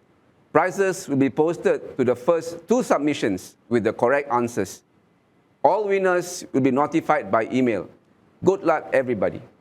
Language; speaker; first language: English; non-native, local second language; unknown